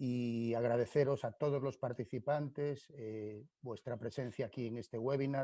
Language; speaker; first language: Spanish; native; Spanish